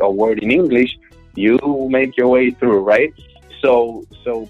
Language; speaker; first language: English; non-native, fluent; Hebrew